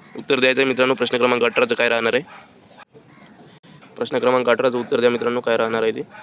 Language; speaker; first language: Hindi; non-native, local second language; Marathi